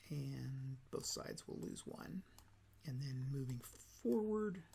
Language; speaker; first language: English; native; English